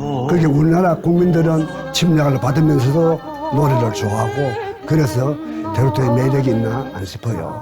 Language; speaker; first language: Korean; native; Korean